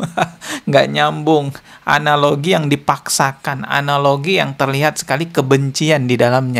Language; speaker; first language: Indonesian; native; Indonesian